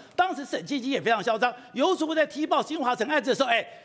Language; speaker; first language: Chinese; native; Chinese